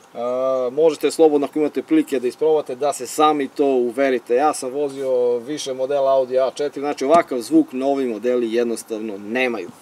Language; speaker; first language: Serbian; native; Serbian